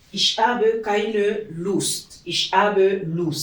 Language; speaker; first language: German; non-native, learner; French